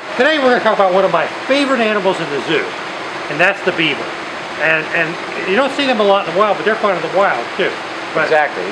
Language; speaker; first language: English; native; English